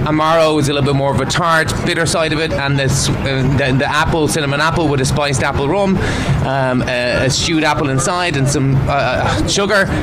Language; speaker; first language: English; native; English